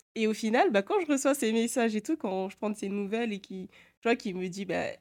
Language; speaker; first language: French; native; French